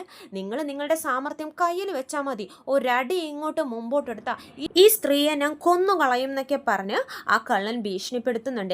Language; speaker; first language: Malayalam; native; Malayalam